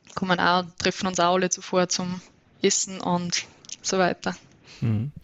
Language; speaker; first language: German; native; German